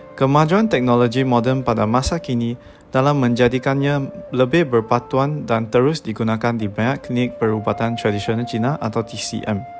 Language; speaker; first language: Malay; non-native, local second language; Tamil